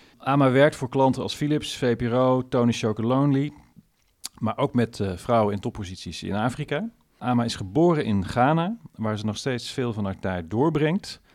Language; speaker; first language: Dutch; native; Dutch